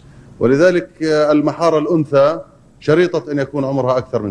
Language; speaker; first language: Arabic; native; Arabic